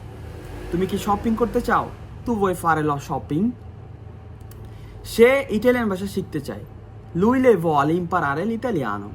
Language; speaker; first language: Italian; non-native, fluent; Bangla